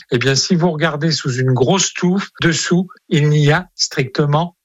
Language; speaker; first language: French; native; French